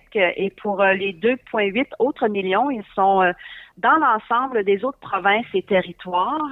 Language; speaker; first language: French; native; French